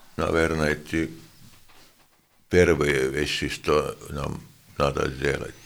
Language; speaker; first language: Russian; non-native, fluent; Estonian